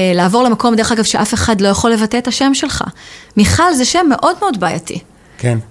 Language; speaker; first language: Hebrew; native; Hebrew